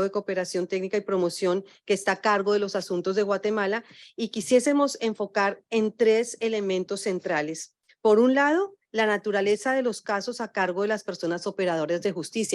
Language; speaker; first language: Spanish; native; Spanish